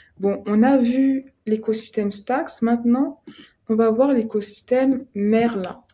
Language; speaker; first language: French; native; French